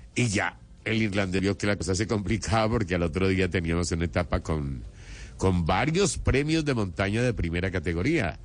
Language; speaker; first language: Spanish; native; Spanish